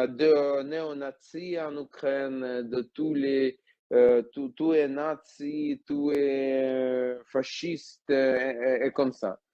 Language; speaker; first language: French; non-native, learner; Ukrainian